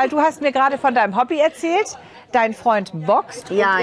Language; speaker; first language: German; native; German